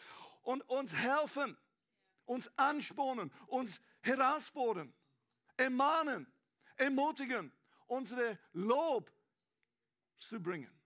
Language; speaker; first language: German; non-native, learner; English